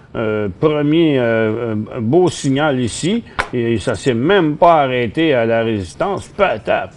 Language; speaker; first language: French; native; French